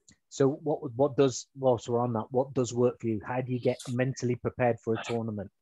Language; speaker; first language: English; native; English